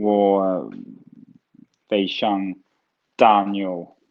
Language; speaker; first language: Chinese; non-native, learner; Swedish